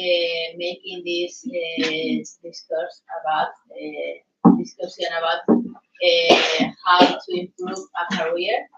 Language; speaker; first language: English; non-native, learner; Spanish